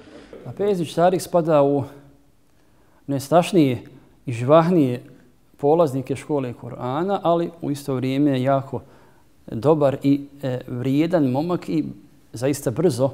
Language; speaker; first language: Bosnian; native; Bosnian